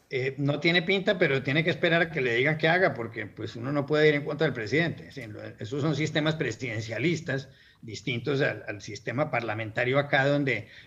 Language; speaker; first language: Spanish; native; Spanish